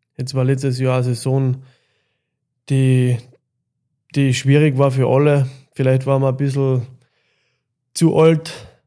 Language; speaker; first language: German; native; German